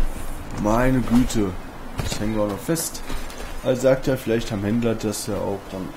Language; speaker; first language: German; native; German